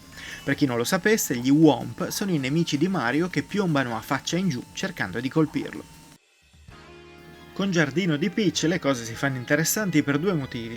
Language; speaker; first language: Italian; native; Italian